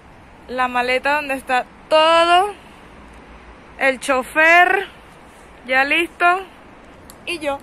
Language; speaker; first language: Spanish; native; Spanish